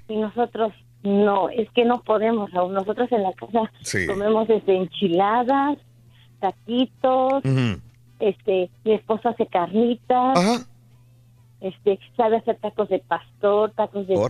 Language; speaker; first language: Spanish; native; Spanish